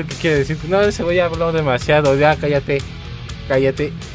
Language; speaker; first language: Spanish; native; Spanish